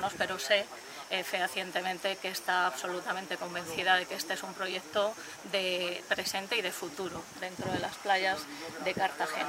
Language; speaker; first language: Spanish; native; Spanish